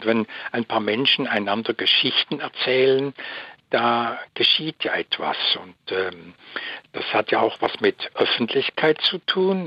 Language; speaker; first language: German; native; German